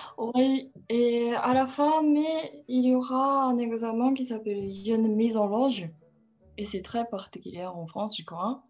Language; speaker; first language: French; non-native, fluent; Japanese